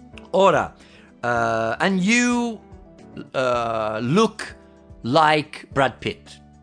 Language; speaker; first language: English; native; English